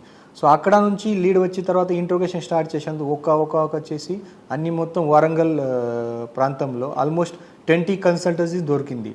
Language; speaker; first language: Telugu; non-native, fluent; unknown